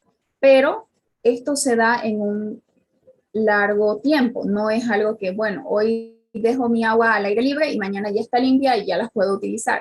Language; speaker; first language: Spanish; native; Spanish